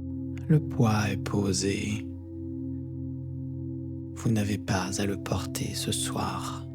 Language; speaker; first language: French; native; French